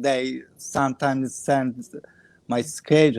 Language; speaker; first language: English; non-native, learner; Kurdish